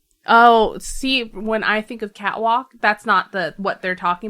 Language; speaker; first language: English; native; English